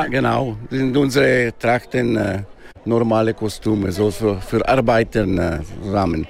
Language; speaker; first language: German; non-native, local second language; Italian